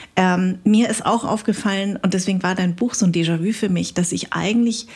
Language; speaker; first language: German; early bilingual, other home language; Vietnamese